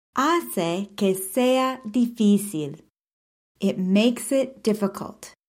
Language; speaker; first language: English; native; English